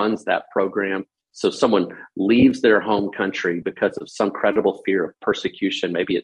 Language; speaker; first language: English; native; English